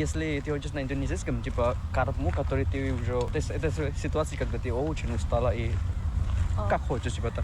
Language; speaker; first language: Russian; non-native, learner; Indonesian